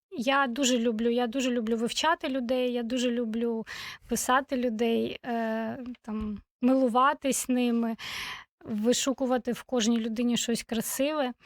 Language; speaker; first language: Ukrainian; non-native, local second language; Russian